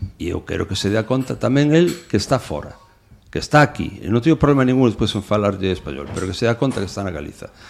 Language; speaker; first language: Galician; non-native, local second language; Spanish